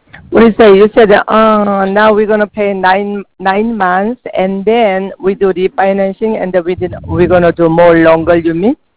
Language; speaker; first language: English; non-native, learner; Korean